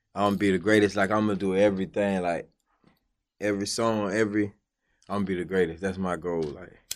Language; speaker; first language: English; native; English